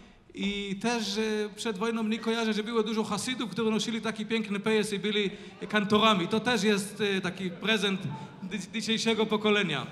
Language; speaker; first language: Polish; non-native, fluent; Hebrew